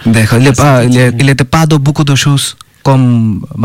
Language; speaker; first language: French; non-native, learner; Bangla